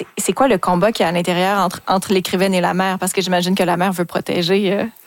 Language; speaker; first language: French; native; French